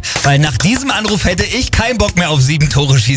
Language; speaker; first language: German; native; German